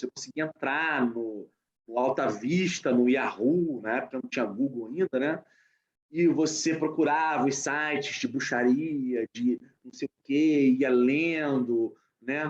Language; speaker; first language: Portuguese; native; Portuguese